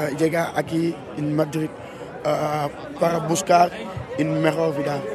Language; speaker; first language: Spanish; non-native, learner; Wolof